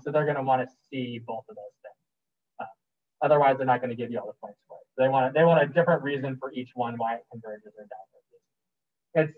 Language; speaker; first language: English; native; English